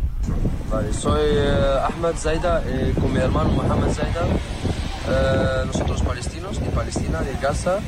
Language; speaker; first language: Spanish; non-native, learner; Arabic